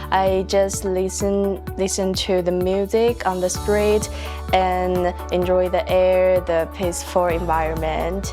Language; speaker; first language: English; non-native, fluent; Chinese